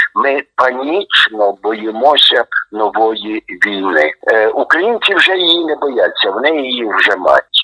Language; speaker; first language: Ukrainian; native; Ukrainian